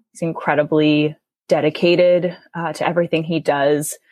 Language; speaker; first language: English; native; English